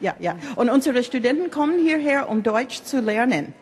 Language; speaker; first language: German; non-native, fluent; English